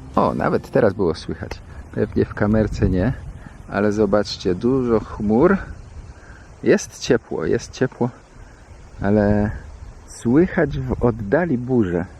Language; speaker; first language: Polish; native; Polish